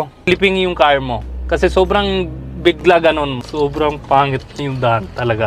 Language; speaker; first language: Filipino; non-native, learner; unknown